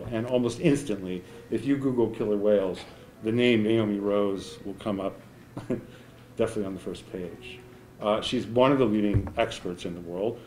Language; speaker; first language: English; native; English